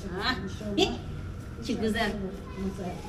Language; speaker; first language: Turkish; non-native, learner; Filipino